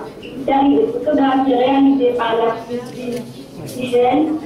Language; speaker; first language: French; non-native, local second language; Arabic